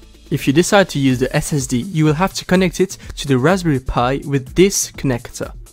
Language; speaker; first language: English; non-native, fluent; French